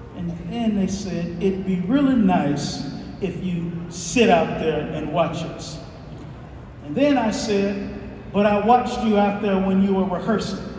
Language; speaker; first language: English; native; English